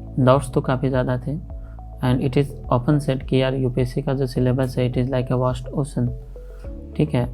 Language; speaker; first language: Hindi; native; Hindi